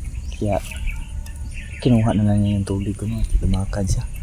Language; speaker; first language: Filipino; non-native, local second language; Cebuano